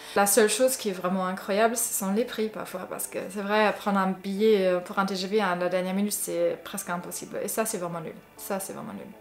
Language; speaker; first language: French; non-native, fluent; German